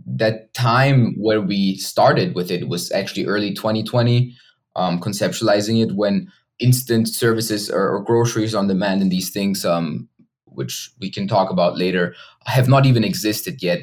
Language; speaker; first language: English; non-native, fluent; German